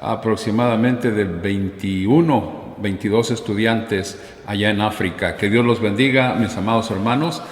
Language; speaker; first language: Spanish; native; Spanish